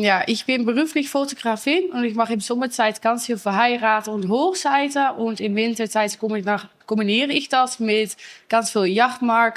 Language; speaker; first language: German; non-native, learner; Dutch